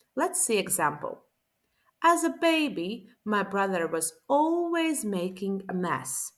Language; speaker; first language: English; non-native, fluent; Latvian